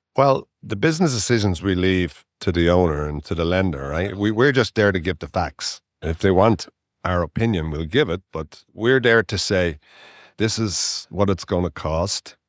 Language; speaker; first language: English; native; English